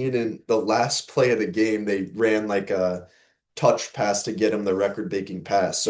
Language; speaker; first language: English; native; English